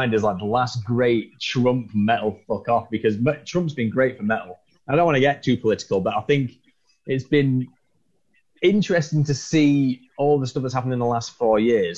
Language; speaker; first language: English; native; English